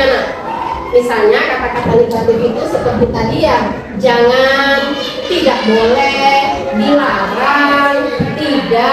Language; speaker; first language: Indonesian; native; Indonesian